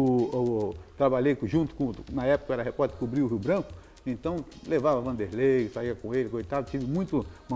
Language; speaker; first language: Portuguese; native; Portuguese